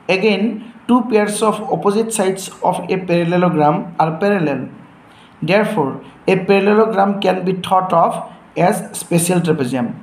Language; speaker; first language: English; non-native, local second language; Assamese